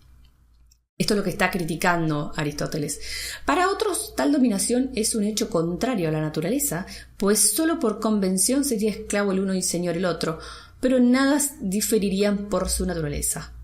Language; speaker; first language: Spanish; native; Spanish